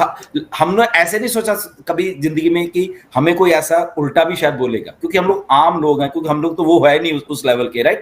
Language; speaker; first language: Hindi; native; Hindi